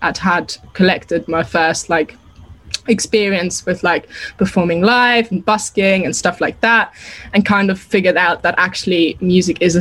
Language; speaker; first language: English; non-native, fluent; German